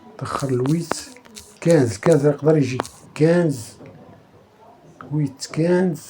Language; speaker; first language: Arabic; native; Arabic